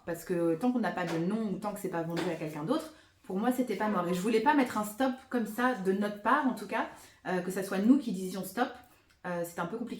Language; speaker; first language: French; native; French